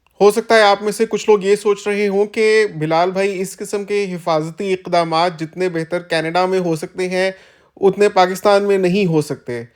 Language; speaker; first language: Urdu; native; Urdu